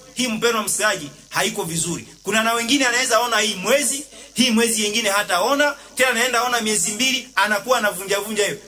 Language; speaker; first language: Swahili; native; Swahili